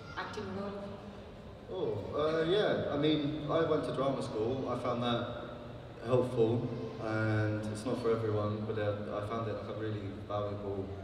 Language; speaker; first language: English; native; English